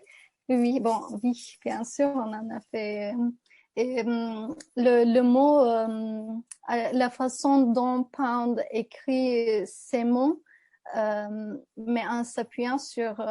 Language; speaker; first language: French; non-native, fluent; Turkish